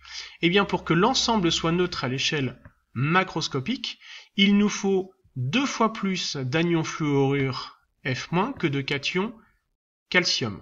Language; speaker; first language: French; native; French